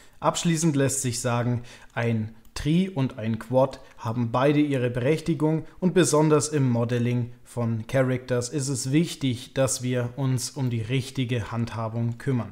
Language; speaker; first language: German; native; German